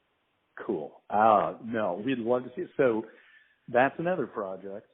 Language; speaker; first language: English; native; English